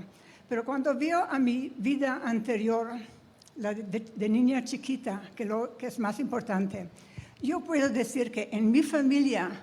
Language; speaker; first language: Spanish; non-native, fluent; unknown